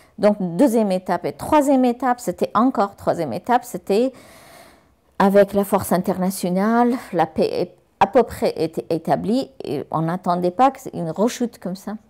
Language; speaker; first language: French; non-native, fluent; Persian